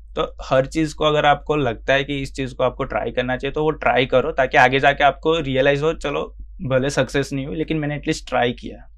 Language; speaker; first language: Hindi; non-native, local second language; Gujarati